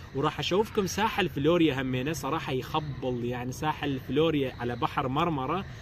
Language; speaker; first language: Arabic; non-native, local second language; Azerbaijani